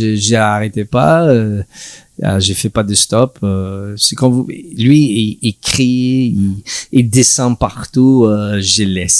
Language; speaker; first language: French; non-native, learner; English